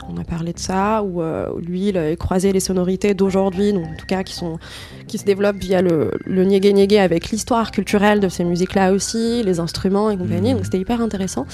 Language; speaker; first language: French; non-native, local second language; Arabic